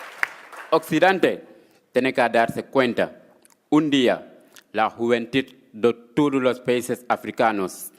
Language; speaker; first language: Spanish; non-native, fluent; Wolof